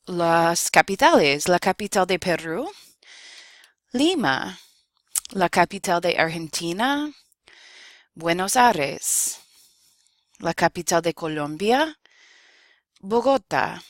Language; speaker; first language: Spanish; non-native, fluent; English